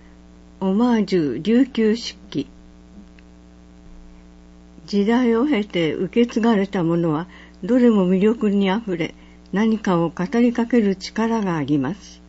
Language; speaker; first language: Japanese; native; Japanese